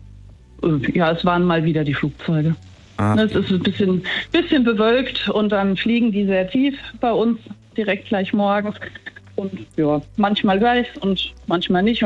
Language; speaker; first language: German; native; German